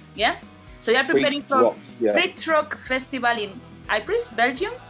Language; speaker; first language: English; non-native, fluent; Spanish